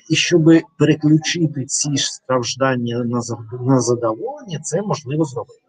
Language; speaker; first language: Ukrainian; non-native, learner; Russian